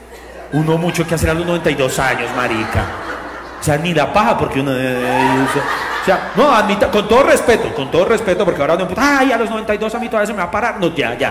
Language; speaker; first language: Spanish; native; Spanish